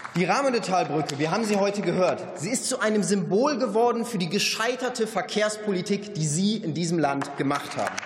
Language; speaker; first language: German; native; German